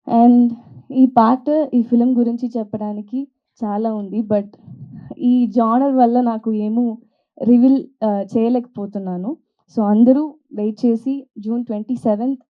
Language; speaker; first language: Telugu; non-native, learner; Tamil